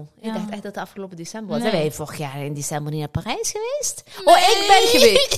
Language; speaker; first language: Dutch; early bilingual, other home language; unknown